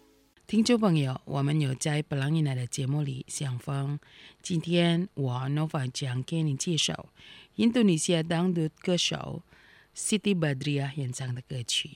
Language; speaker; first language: Chinese; non-native, fluent; Indonesian